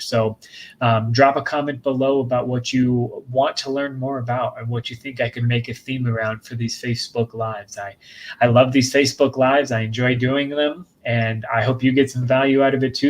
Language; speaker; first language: English; native; English